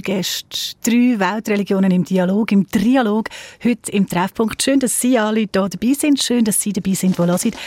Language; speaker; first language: German; native; German